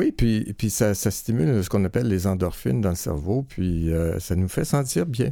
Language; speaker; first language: French; native; French